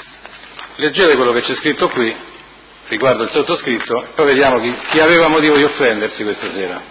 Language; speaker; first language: Italian; native; Italian